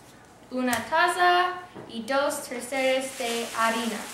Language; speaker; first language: Spanish; non-native, learner; English